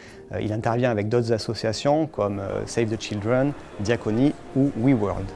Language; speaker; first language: French; native; French